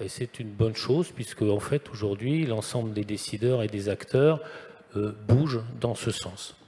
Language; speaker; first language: French; native; French